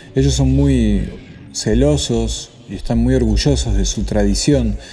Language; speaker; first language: Spanish; native; Spanish